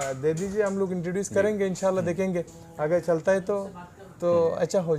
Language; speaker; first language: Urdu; non-native, fluent; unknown